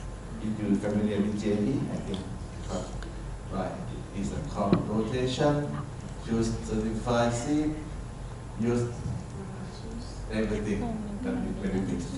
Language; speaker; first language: English; non-native, learner; Thai